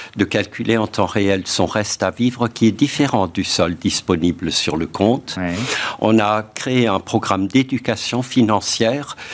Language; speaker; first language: French; native; French